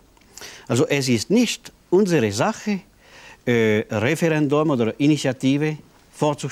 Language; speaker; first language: German; non-native, local second language; French